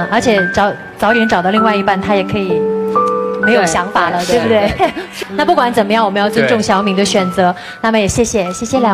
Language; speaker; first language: Chinese; native; Chinese